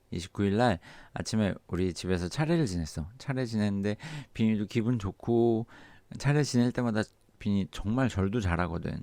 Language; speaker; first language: Korean; native; Korean